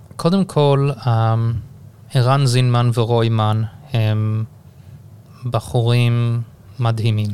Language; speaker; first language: Hebrew; early bilingual, heritage; Hebrew